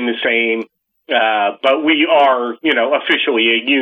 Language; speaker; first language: English; native; English